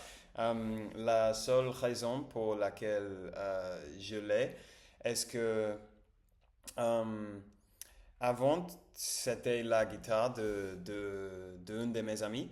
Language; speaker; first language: French; non-native, learner; Spanish